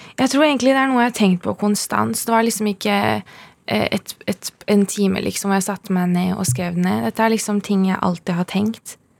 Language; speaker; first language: Norwegian; early bilingual, other home language; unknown